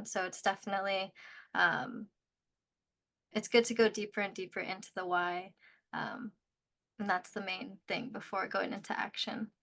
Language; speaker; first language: English; native; English